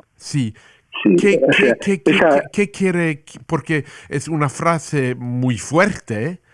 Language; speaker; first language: Spanish; non-native, learner; English